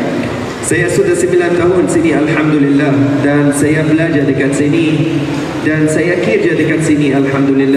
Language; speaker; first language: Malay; non-native, fluent; Arabic